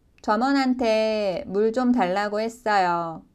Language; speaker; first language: Korean; non-native, learner; Chinese